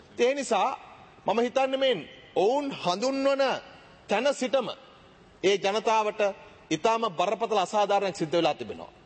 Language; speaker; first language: Sinhala; native; Sinhala